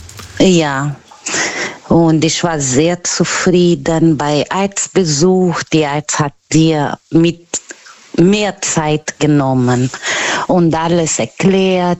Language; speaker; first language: German; non-native, learner; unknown